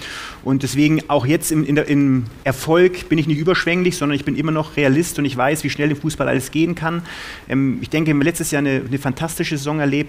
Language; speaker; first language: German; native; German